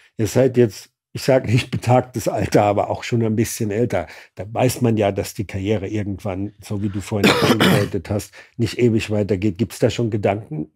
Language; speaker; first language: German; native; German